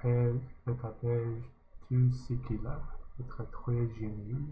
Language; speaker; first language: French; non-native, learner; English